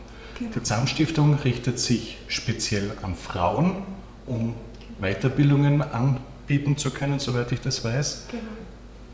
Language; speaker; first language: German; native; German